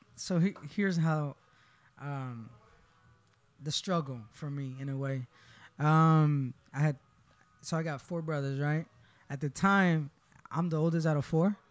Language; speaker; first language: English; early bilingual, other home language; Spanish